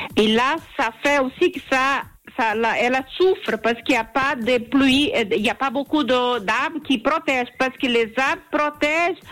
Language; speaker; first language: French; non-native, learner; Portuguese